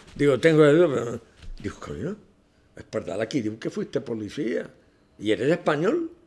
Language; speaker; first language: Spanish; non-native, local second language; Catalan